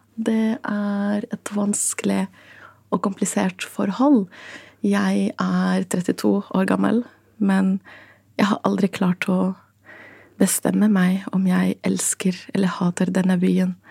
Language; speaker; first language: Norwegian; non-native, fluent; Arabic